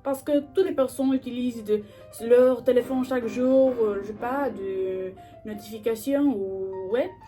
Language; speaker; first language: French; non-native, learner; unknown